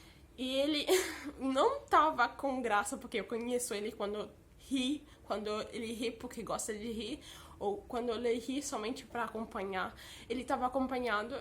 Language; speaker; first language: Portuguese; early bilingual, heritage; Portuguese